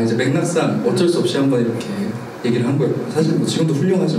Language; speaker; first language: Korean; native; Korean